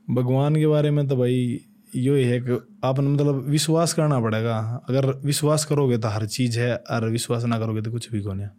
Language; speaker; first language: Hindi; native; Hindi